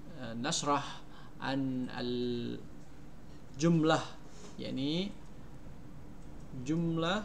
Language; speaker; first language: Arabic; non-native, fluent; Indonesian